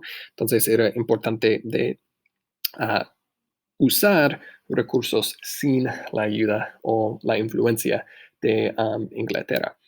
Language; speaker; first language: Spanish; non-native, fluent; English